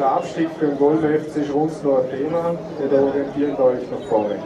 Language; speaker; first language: German; native; German